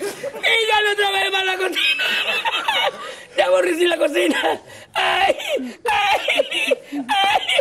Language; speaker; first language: Spanish; native; Spanish